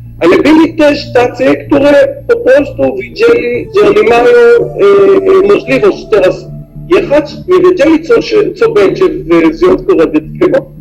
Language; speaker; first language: Polish; early bilingual, heritage; Hebrew